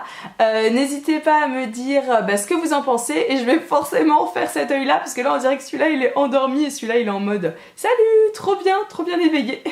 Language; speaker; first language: French; native; French